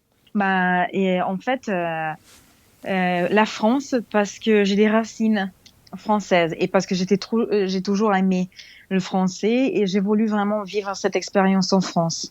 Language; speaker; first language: French; non-native, fluent; Serbian